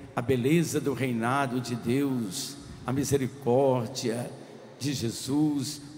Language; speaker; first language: Portuguese; native; Portuguese